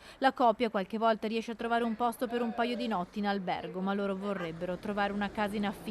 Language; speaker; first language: Italian; native; Italian